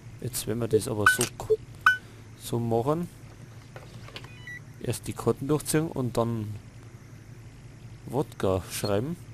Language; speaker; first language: German; native; German